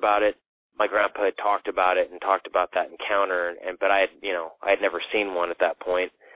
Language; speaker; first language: English; native; English